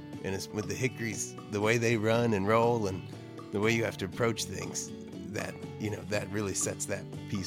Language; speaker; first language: English; native; English